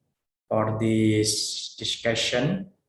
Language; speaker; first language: English; non-native, learner; Indonesian